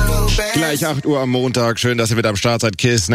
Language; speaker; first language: German; native; German